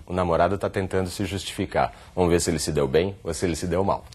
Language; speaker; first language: Portuguese; native; Portuguese